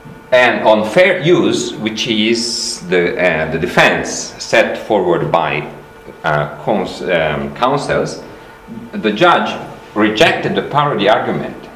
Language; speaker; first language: English; non-native, fluent; Italian